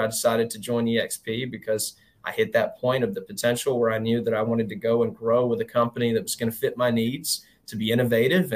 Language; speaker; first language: English; native; English